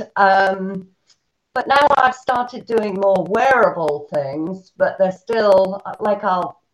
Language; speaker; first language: English; native; English